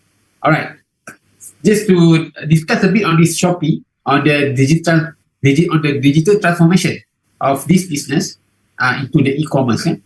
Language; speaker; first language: English; non-native, fluent; Malay